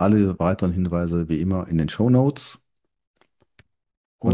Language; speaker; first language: German; native; German